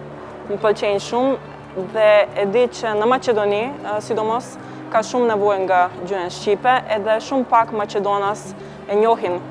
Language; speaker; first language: Albanian; non-native, local second language; Macedonian